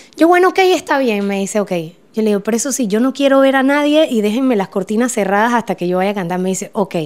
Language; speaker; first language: Spanish; native; Spanish